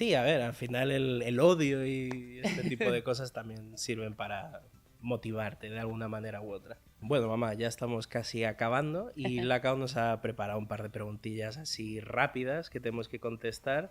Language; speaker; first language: Spanish; early bilingual, other home language; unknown